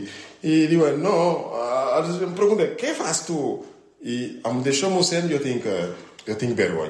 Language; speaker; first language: Catalan; non-native, learner; French